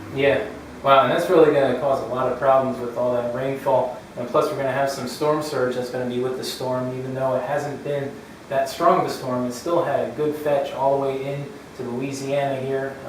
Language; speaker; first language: English; native; English